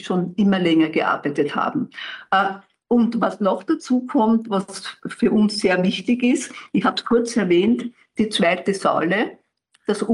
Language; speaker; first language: German; native; German